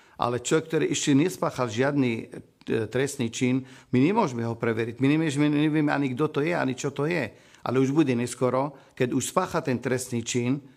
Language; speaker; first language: Slovak; non-native, learner; Arabic